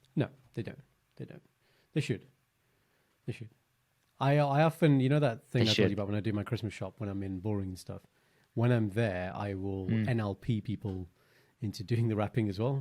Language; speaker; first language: English; early bilingual, other home language; Punjabi